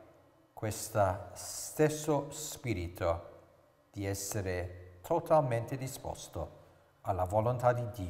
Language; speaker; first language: Italian; non-native, fluent; English